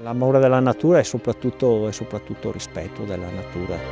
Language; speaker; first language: Italian; native; Italian